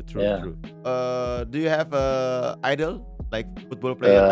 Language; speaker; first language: English; non-native, fluent; Indonesian